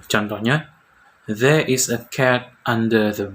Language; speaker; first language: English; non-native, learner; Indonesian